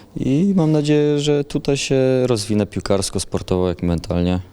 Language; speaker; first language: Polish; native; Polish